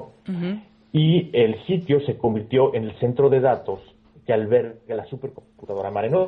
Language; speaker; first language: Spanish; native; Spanish